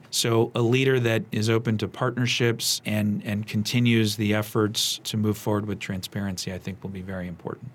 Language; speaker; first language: English; native; English